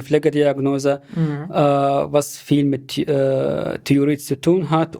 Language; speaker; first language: German; non-native, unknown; Arabic